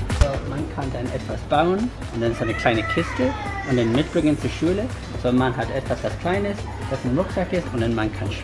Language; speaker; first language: German; non-native, learner; English